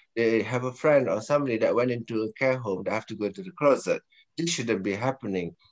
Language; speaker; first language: English; non-native, local second language; Malay